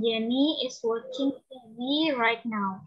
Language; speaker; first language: English; non-native, learner; Indonesian